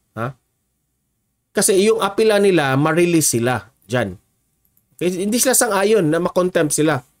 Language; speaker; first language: Filipino; native; Filipino